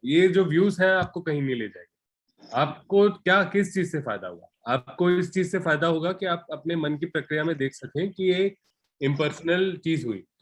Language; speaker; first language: Hindi; non-native, local second language; Marathi